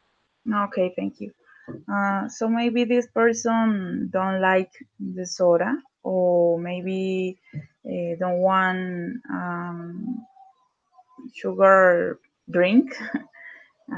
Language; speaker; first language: English; non-native, learner; Spanish